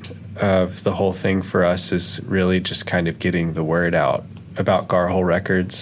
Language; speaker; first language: English; native; English